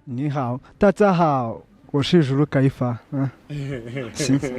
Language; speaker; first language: Chinese; non-native, learner; Kinyarwanda